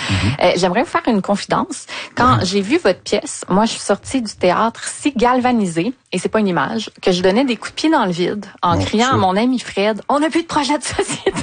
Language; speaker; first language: French; native; French